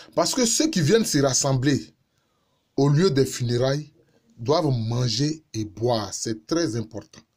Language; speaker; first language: French; non-native, local second language; Baoulé